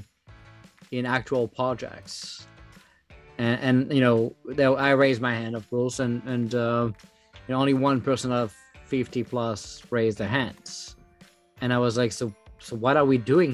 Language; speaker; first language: English; non-native, fluent; French